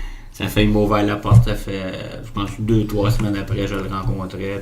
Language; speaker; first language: French; native; French